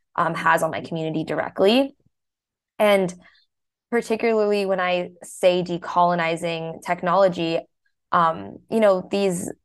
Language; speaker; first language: English; early bilingual, other home language; Hindi